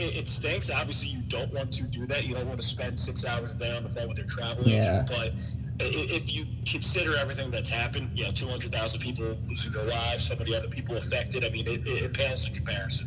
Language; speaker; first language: English; native; English